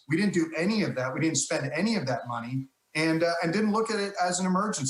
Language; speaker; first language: English; native; English